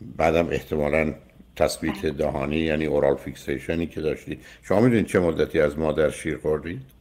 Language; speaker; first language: Persian; native; Persian